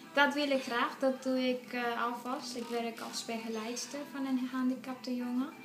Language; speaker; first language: Dutch; non-native, fluent; Spanish